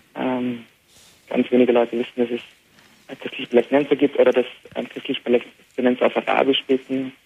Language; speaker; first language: German; early bilingual, heritage; Arabic